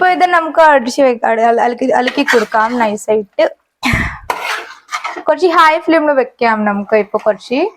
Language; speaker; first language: Malayalam; non-native, local second language; Hindi